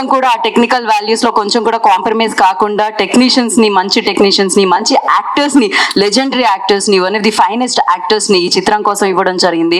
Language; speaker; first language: Telugu; native; Telugu